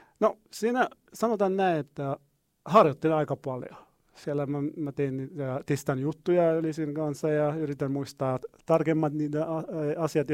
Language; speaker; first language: Finnish; non-native, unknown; Arabic